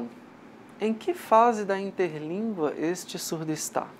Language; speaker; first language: Portuguese; native; Portuguese